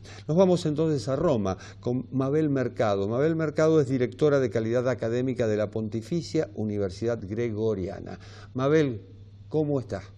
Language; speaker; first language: Spanish; native; Spanish